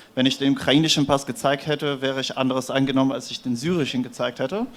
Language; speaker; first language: German; non-native, fluent; Arabic